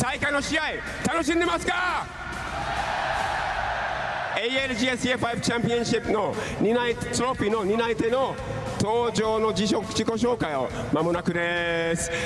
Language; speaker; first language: Japanese; native; Japanese